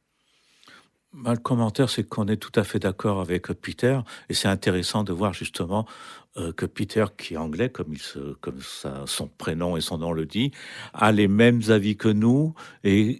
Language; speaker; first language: French; native; French